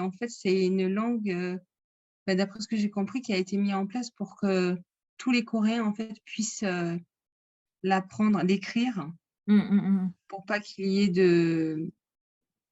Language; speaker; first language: French; native; French